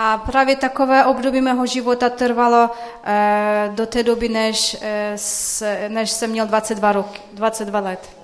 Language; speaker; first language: Czech; non-native, fluent; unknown